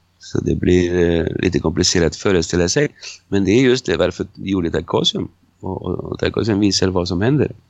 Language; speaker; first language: Swedish; non-native, fluent; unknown